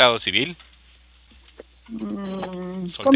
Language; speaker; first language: Spanish; native; Spanish